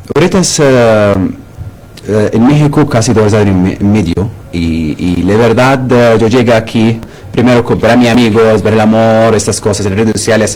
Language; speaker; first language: Spanish; non-native, learner; Arabic